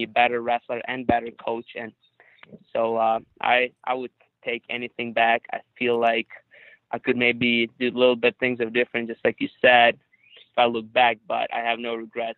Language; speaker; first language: English; non-native, fluent; Ukrainian